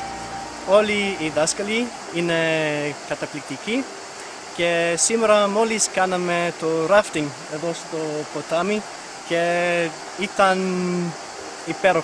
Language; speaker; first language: Greek; non-native, learner; English